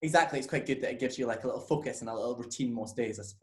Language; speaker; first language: English; native; English